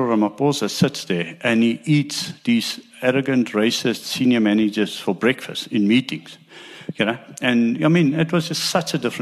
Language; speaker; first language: English; non-native, local second language; Afrikaans